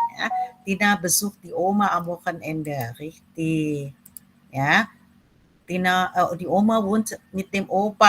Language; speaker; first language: German; non-native, fluent; Indonesian